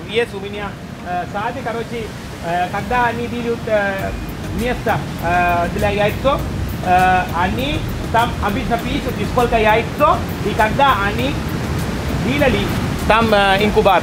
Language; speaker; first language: Russian; non-native, learner; Sinhala